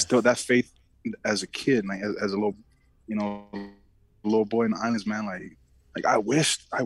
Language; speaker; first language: English; early bilingual, other home language; Samoan